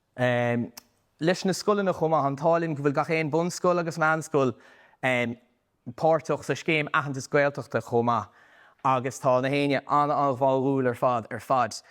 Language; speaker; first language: Irish; native; Irish